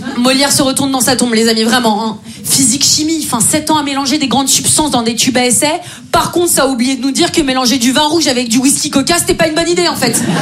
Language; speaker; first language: French; native; French